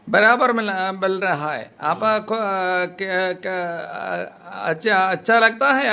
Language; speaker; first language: Hindi; non-native, local second language; Malayalam